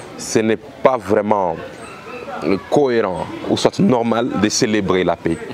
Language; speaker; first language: French; non-native, local second language; Swahili